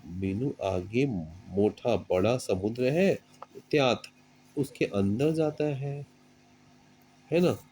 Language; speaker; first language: Hindi; native; Hindi